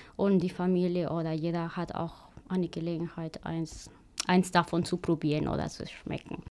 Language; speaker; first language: German; non-native, fluent; Spanish